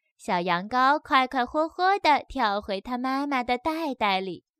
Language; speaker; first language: Chinese; native; Chinese